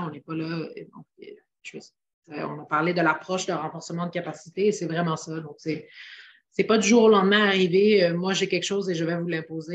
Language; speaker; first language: French; native; French